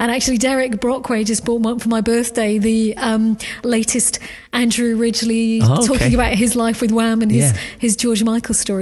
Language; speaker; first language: English; native; English